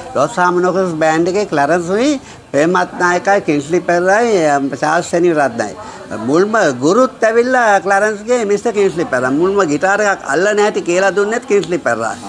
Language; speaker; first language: Sinhala; native; Sinhala